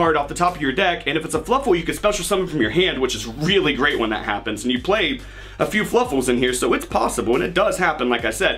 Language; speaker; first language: English; native; English